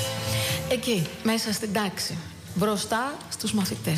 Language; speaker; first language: Greek; native; Greek